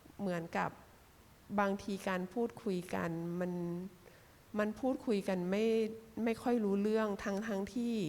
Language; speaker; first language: Thai; native; Thai